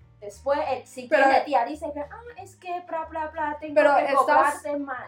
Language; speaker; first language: Spanish; non-native, learner; Chinese